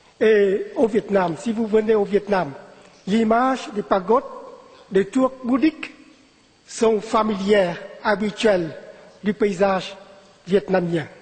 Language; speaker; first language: French; non-native, fluent; Vietnamese